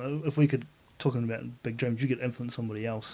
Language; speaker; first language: English; native; English